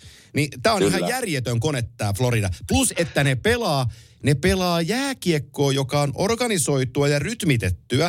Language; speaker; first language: Finnish; native; Finnish